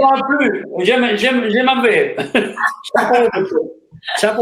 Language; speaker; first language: French; non-native, fluent; Spanish